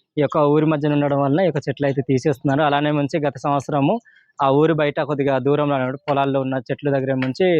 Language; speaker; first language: Telugu; non-native, local second language; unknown